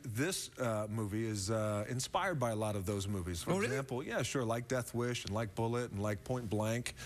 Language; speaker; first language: English; native; English